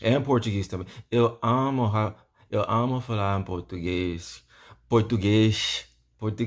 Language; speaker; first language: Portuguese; non-native, learner; English